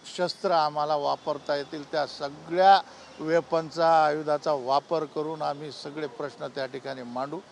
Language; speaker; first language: Marathi; non-native, local second language; Lambadi